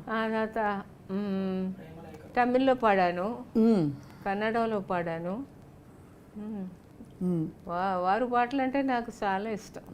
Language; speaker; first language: Telugu; non-native, fluent; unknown